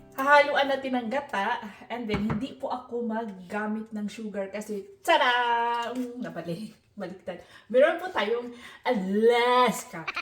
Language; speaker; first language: Filipino; non-native, local second language; Cebuano